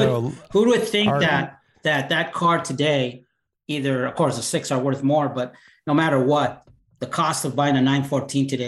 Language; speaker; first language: English; native; English